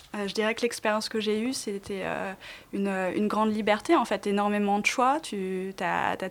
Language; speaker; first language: French; native; French